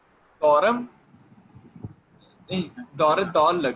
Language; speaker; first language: Persian; non-native, learner; Urdu